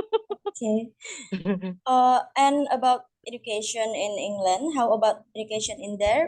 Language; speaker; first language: English; non-native, learner; Indonesian